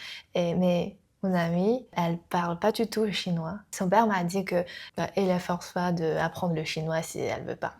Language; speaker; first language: French; non-native, learner; Chinese